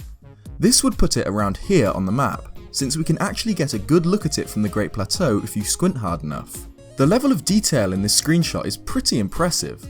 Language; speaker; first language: English; native; English